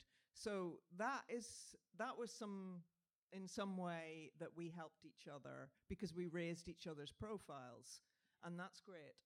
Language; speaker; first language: English; native; English